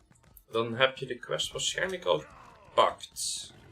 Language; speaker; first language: Dutch; native; Dutch